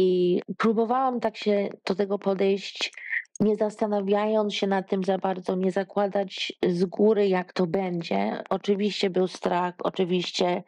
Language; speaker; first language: Polish; early bilingual, heritage; Polish